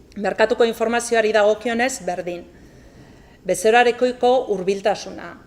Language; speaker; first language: Basque; native; Basque